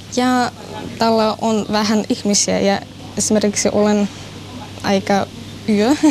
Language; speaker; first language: Finnish; non-native, learner; Russian